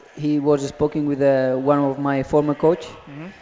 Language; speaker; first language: English; non-native, learner; Catalan